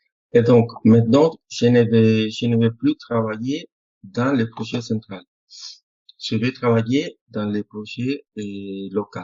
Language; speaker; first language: French; non-native, fluent; Spanish